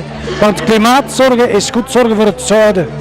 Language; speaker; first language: Dutch; native; Dutch